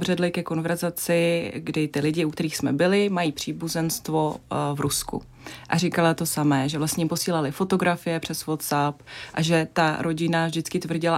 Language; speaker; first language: Czech; non-native, fluent; Russian